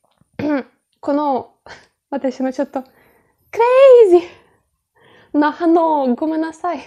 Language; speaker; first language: Japanese; non-native, fluent; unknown